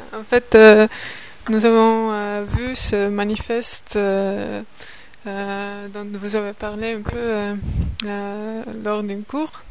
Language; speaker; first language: French; non-native, fluent; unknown